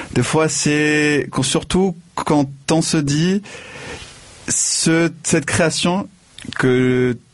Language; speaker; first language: French; non-native, fluent; Spanish